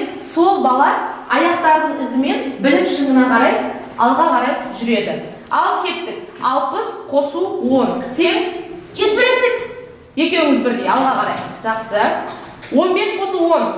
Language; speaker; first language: Kazakh; native; Kazakh